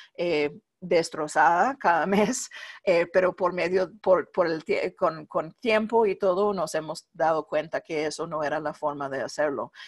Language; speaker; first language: Spanish; non-native, fluent; English